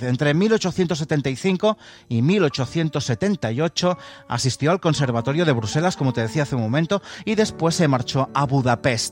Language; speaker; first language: Spanish; native; Spanish